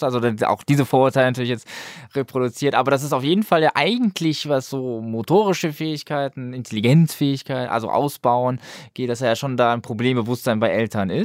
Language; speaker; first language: German; native; German